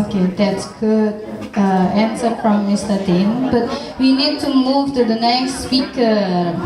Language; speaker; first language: English; non-native, fluent; Indonesian